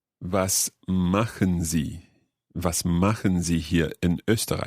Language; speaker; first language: German; non-native, learner; English